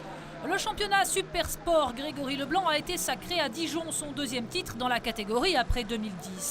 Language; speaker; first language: French; native; French